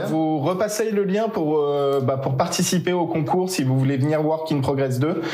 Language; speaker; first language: French; native; French